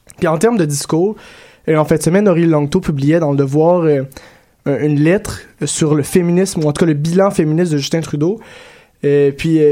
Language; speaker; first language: French; native; French